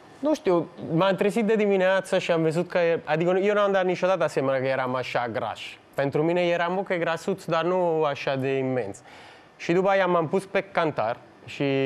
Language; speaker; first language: Romanian; non-native, fluent; Italian